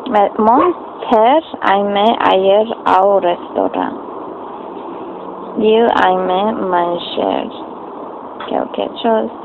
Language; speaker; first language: French; non-native, learner; English